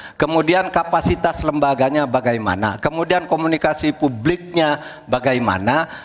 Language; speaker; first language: Indonesian; native; Indonesian